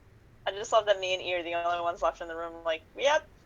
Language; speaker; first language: English; native; English